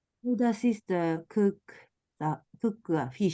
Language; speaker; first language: English; non-native, learner; Japanese